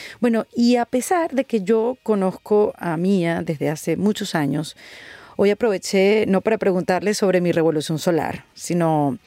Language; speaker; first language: Spanish; native; Spanish